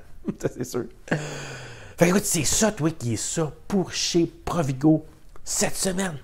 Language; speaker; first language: French; native; French